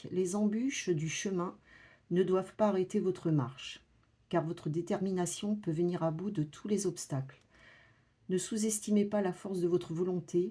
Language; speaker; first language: French; native; French